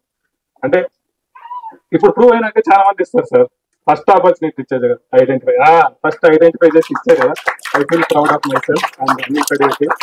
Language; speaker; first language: Telugu; native; Telugu